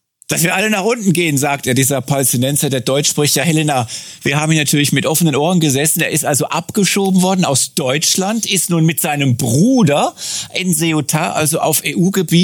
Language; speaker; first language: German; native; German